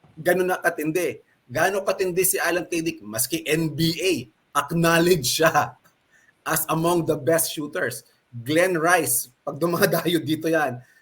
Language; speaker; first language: Filipino; native; Filipino